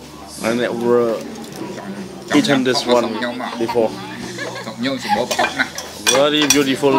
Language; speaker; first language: English; non-native, learner; Thai